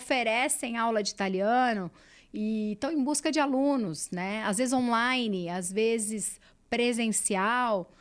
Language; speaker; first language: Portuguese; native; Portuguese